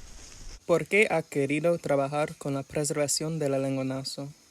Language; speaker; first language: Spanish; non-native, fluent; English